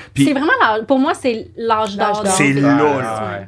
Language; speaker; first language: French; native; French